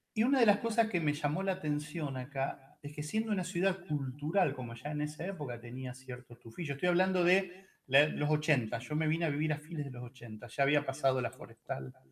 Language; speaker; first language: Spanish; native; Spanish